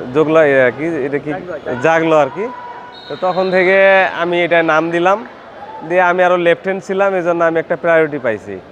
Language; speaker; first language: Bangla; native; Bangla